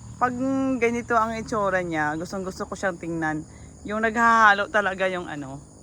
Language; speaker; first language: Filipino; native; Filipino